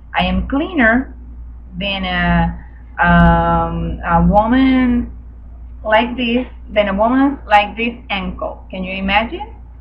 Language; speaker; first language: English; non-native, fluent; Spanish